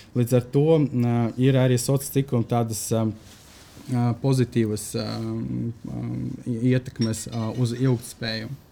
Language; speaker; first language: Latvian; non-native, local second language; Russian